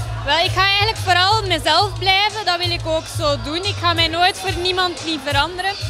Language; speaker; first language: Dutch; native; Dutch